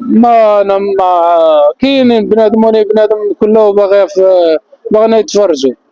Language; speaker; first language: Arabic; native; Arabic